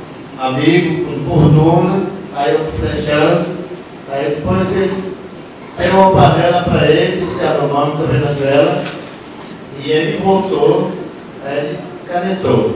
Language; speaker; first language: Portuguese; non-native, local second language; Yanomámi